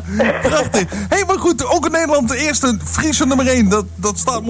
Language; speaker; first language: Dutch; native; Dutch